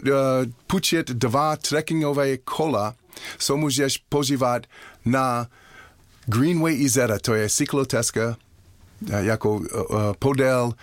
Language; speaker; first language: Czech; non-native, learner; English